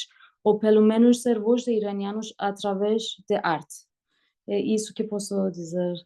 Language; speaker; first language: Portuguese; non-native, learner; Persian